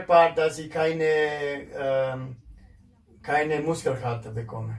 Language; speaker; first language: German; non-native, fluent; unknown